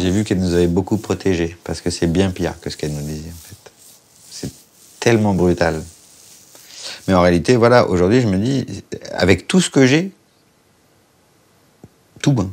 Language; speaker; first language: French; native; French